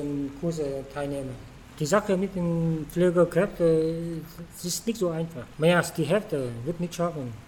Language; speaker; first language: German; non-native, fluent; Vietnamese